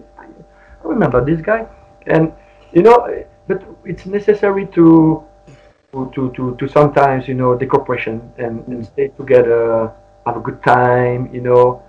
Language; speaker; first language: English; non-native, learner; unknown